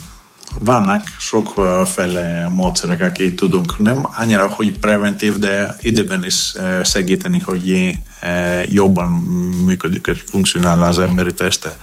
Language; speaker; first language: Hungarian; non-native, learner; Greek